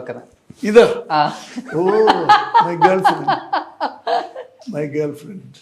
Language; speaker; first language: Telugu; non-native, learner; Tamil